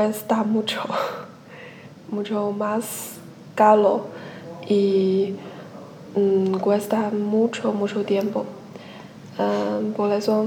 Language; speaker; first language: Spanish; non-native, learner; Chinese